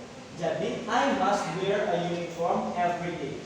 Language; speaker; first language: English; non-native, learner; Indonesian